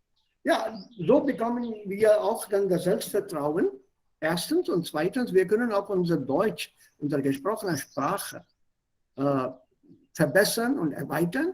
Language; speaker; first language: German; non-native, fluent; Hindi